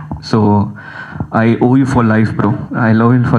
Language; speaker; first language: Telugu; early bilingual, heritage; Telugu